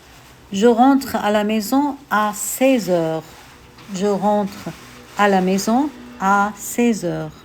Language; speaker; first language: French; non-native, fluent; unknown